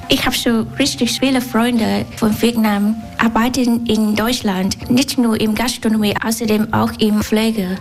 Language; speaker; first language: German; non-native, learner; Vietnamese